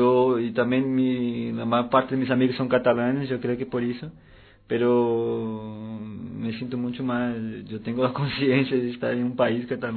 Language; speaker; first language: Spanish; non-native, fluent; Portuguese